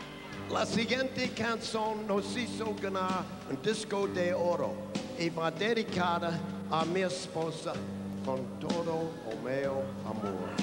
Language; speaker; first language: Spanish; non-native, learner; English